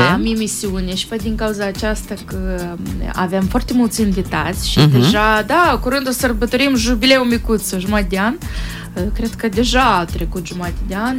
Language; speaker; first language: Romanian; non-native, local second language; Russian